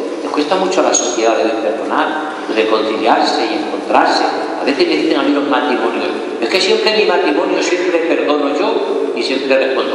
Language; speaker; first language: Spanish; native; Spanish